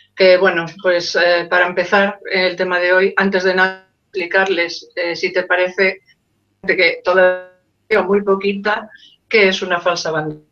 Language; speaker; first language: Spanish; native; Spanish